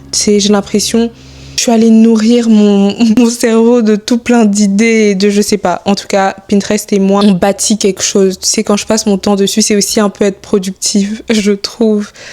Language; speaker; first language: French; early bilingual, other home language; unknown